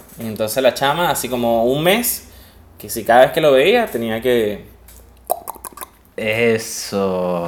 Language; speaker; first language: Spanish; native; Spanish